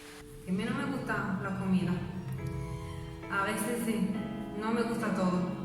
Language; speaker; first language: Spanish; non-native, fluent; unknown